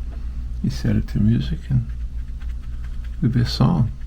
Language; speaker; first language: English; native; English